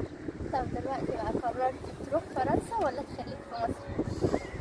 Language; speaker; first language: Arabic; native; Arabic